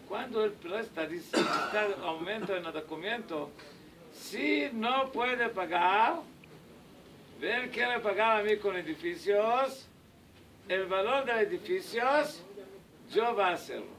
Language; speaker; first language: Spanish; non-native, learner; Hebrew